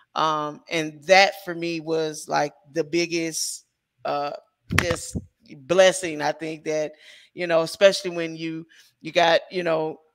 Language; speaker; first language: English; native; English